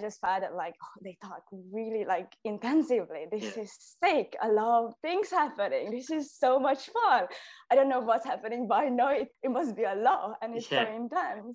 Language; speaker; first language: English; non-native, fluent; Hungarian